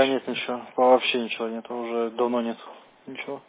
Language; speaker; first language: Russian; native; Russian